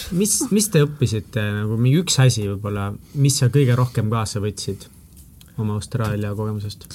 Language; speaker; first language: Estonian; native; Estonian